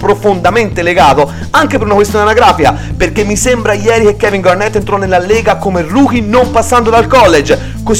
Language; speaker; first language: Italian; native; Italian